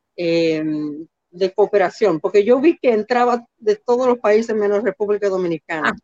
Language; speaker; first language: Spanish; early bilingual, heritage; Spanish